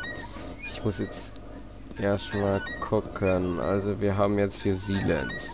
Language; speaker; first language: German; native; German